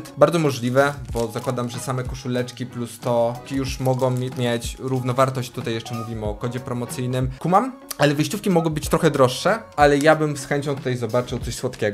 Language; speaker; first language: Polish; native; Polish